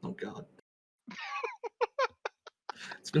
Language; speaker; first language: English; native; English